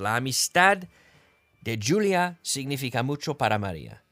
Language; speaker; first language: Spanish; non-native, fluent; English